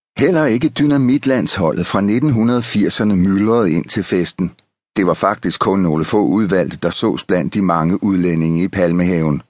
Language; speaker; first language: Danish; native; Danish